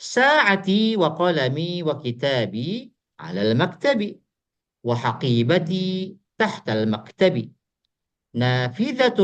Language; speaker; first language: Arabic; non-native, fluent; Indonesian